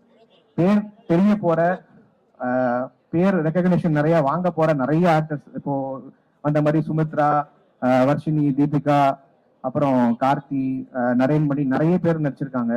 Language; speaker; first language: Tamil; native; Tamil